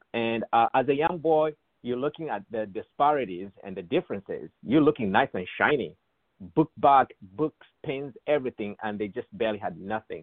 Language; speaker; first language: English; non-native, local second language; Bemba